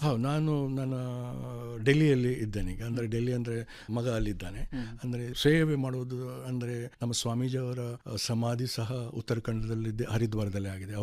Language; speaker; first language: Kannada; non-native, local second language; Konkani